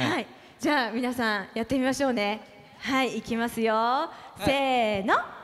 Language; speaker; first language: Japanese; native; Japanese